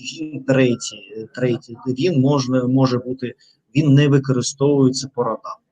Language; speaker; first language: Ukrainian; non-native, local second language; Russian